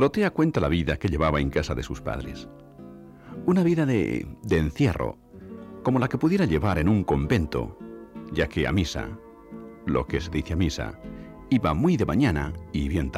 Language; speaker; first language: Spanish; native; Spanish